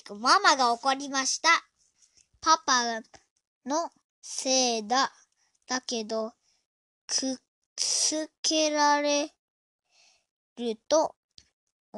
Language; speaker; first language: Japanese; non-native, learner; Indonesian